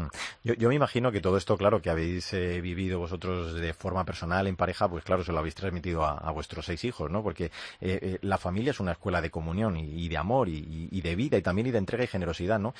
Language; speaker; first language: Spanish; native; Spanish